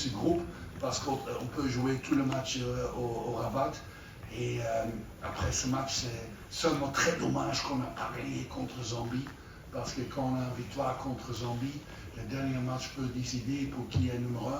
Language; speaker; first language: French; non-native, learner; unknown